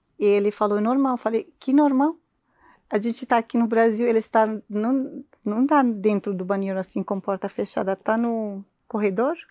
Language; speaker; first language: Portuguese; non-native, learner; Arabic